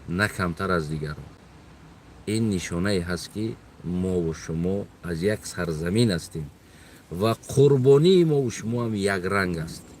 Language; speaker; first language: Tajik; non-native, local second language; Uzbek